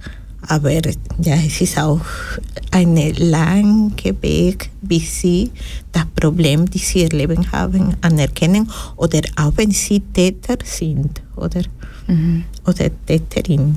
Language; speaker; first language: German; non-native, learner; Spanish